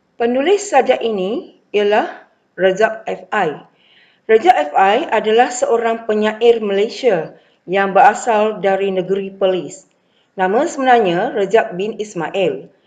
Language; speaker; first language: Malay; non-native, local second language; Chinese